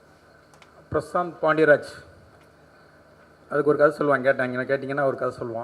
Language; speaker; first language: Tamil; native; Tamil